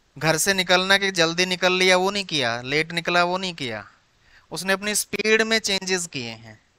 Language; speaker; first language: Hindi; non-native, local second language; Punjabi